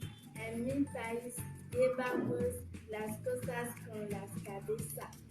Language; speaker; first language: Spanish; non-native, learner; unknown